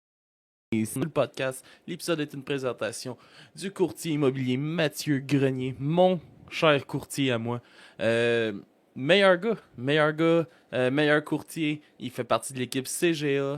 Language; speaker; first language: French; native; French